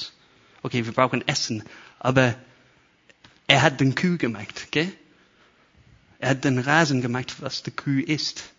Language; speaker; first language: German; non-native, fluent; English